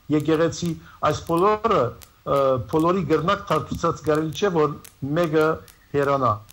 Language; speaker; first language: Armenian; native; Armenian